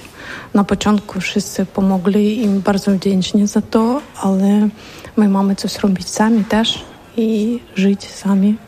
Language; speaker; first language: Polish; non-native, learner; Ukrainian